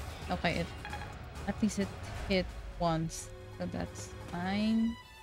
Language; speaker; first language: English; non-native, local second language; Filipino